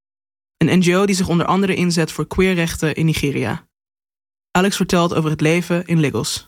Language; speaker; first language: Dutch; native; Dutch